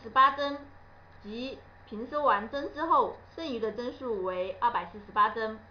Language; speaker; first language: Chinese; native; Chinese